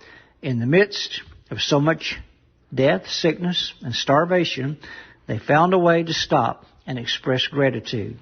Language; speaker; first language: English; native; English